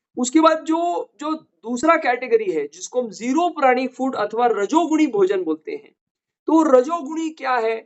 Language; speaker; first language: Hindi; non-native, local second language; Marathi